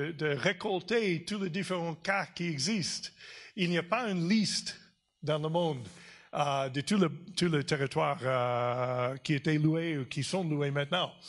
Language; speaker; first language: French; non-native, fluent; English